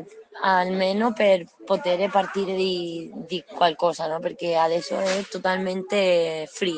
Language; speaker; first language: Italian; non-native, learner; Spanish